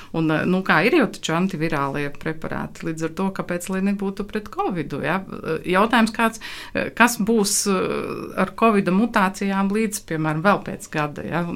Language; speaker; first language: Latvian; native; Latvian